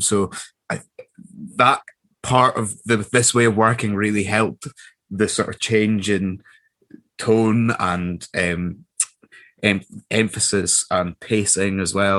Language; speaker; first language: English; native; English